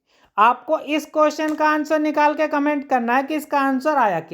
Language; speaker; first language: Hindi; native; Hindi